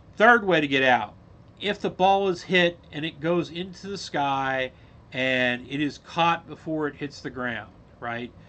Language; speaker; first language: English; native; English